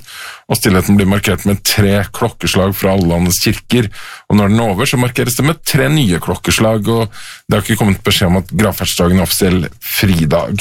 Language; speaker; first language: Norwegian; native; Norwegian